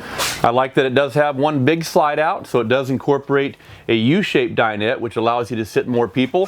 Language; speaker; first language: English; native; English